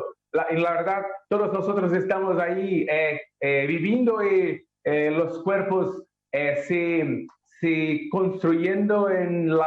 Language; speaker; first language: Spanish; non-native, learner; Portuguese